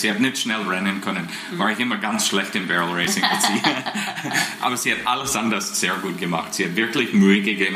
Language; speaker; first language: German; non-native, fluent; English